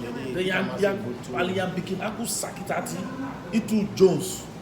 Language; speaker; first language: Indonesian; non-native, fluent; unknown